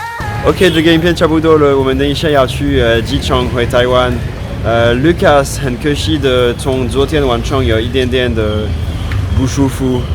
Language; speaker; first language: Chinese; non-native, fluent; French